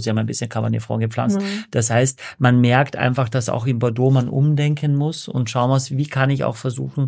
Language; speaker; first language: German; native; German